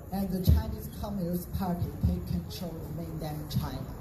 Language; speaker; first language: English; non-native, fluent; Chinese